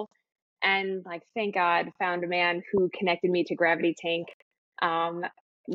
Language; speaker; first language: English; native; English